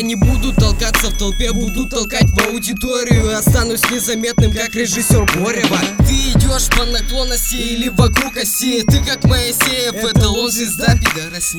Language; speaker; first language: Russian; native; Russian